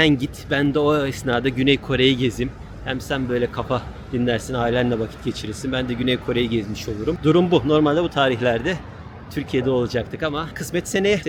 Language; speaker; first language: Turkish; native; Turkish